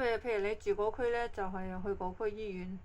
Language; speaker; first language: Cantonese; native; Cantonese